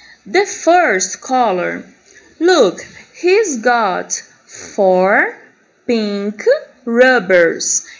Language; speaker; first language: English; non-native, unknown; Portuguese